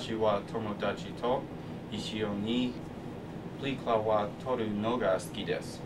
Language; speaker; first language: Japanese; non-native, learner; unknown